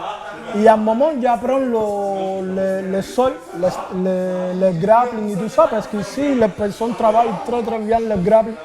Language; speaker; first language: French; non-native, learner; Spanish